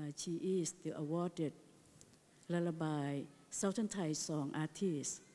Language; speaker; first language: English; non-native, learner; Thai